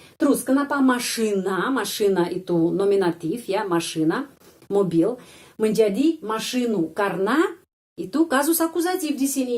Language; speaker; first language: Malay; non-native, fluent; Russian